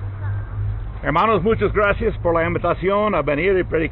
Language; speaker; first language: Spanish; non-native, learner; English